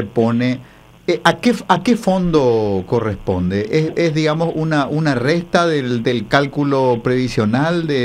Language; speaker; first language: Spanish; native; Spanish